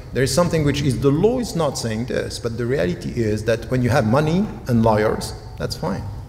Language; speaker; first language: English; non-native, fluent; French